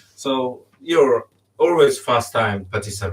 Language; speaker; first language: English; non-native, learner; Japanese